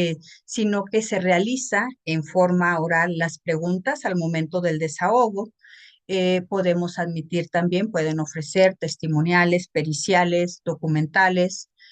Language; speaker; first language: Spanish; native; Spanish